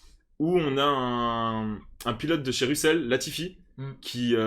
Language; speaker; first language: French; native; French